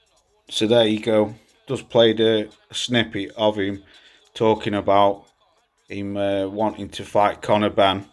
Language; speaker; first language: English; native; English